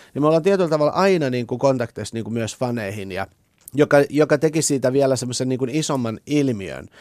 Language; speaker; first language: Finnish; early bilingual, other home language; Persian